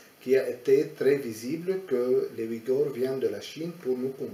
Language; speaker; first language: French; non-native, fluent; Aramaic